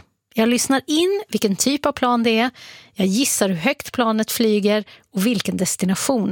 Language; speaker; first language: Swedish; native; Swedish